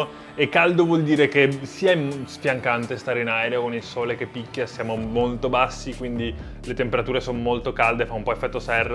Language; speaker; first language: Italian; native; Italian